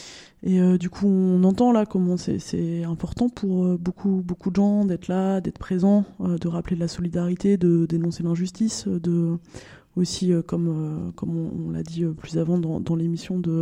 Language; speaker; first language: French; native; French